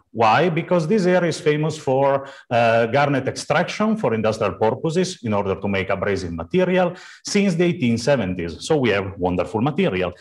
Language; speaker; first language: English; non-native, fluent; Italian